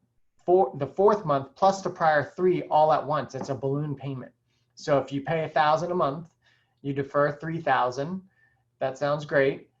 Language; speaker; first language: English; native; English